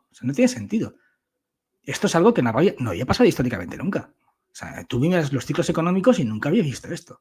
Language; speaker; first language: Spanish; native; Spanish